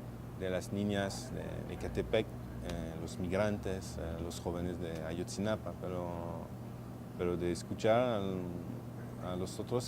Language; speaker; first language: Spanish; non-native, fluent; French